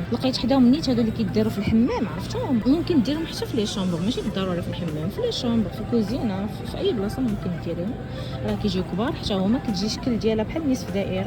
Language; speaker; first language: Arabic; native; Arabic